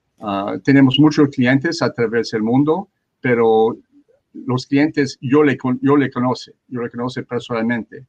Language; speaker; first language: Spanish; non-native, learner; French